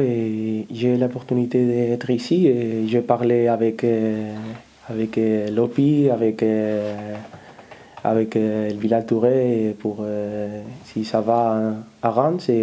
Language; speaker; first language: French; non-native, learner; Spanish